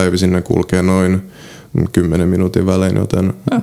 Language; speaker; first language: Finnish; early bilingual, other home language; Polish